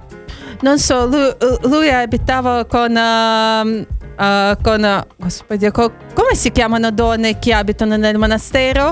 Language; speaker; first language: Italian; non-native, learner; Russian